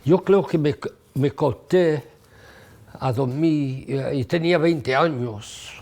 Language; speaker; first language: Spanish; early bilingual, heritage; English